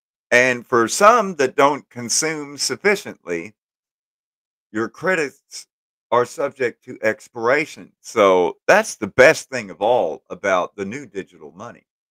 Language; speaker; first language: English; native; English